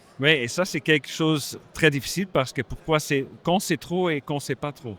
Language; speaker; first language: French; non-native, local second language; Dutch